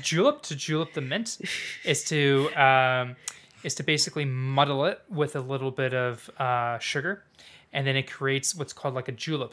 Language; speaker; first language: English; native; English